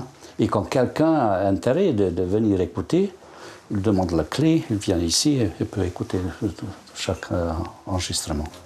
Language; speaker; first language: French; non-native, fluent; Hungarian